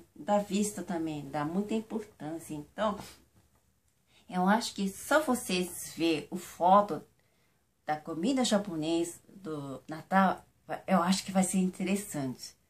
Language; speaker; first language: Portuguese; non-native, fluent; Japanese